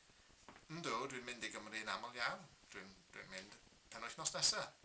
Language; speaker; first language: Welsh; non-native, learner; English